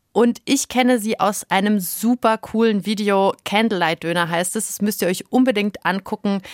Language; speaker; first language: German; native; German